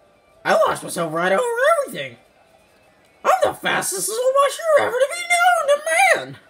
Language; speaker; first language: English; native; English